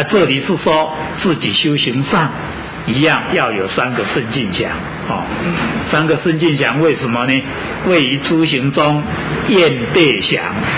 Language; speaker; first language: Chinese; native; Chinese